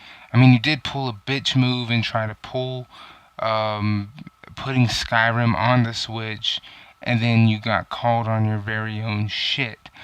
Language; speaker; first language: English; native; English